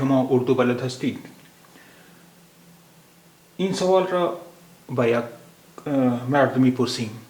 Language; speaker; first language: Persian; non-native, fluent; Urdu